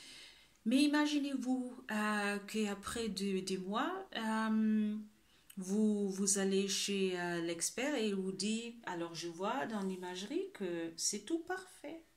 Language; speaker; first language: French; non-native, fluent; Spanish